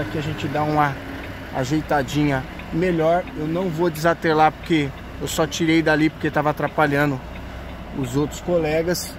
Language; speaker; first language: Portuguese; native; Portuguese